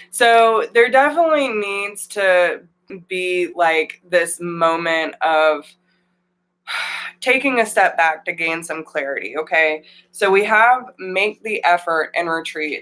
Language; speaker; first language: English; native; English